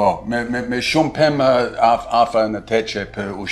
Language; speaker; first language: Albanian; non-native, learner; English